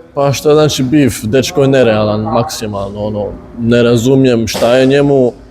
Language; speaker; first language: Bosnian; early bilingual, heritage; Bosnian